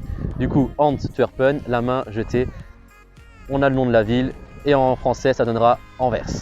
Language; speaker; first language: French; native; French